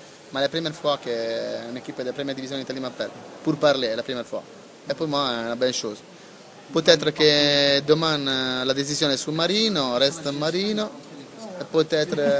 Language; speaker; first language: French; non-native, learner; Italian